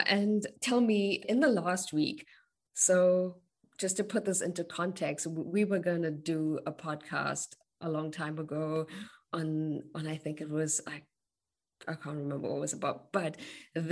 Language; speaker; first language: English; native; English